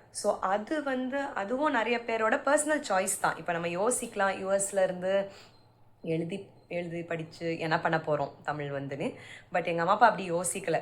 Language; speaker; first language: Tamil; early bilingual, heritage; Tamil